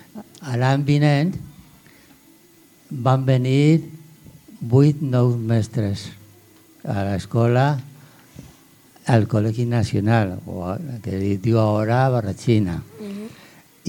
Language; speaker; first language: Catalan; non-native, local second language; Spanish